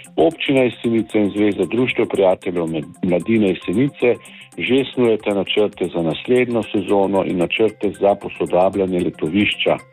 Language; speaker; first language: Slovenian; native; Slovenian